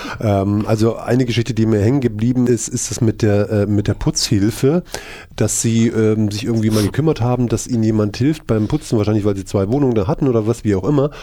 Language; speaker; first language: German; native; German